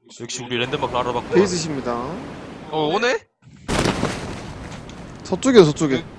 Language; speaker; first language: Korean; native; Korean